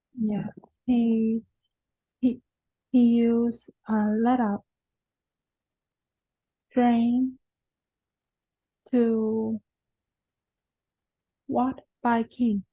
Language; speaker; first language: English; non-native, learner; Vietnamese